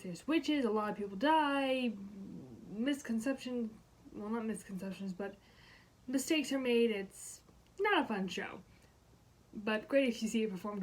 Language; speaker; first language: English; native; English